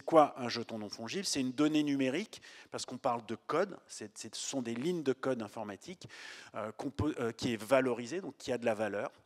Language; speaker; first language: French; native; French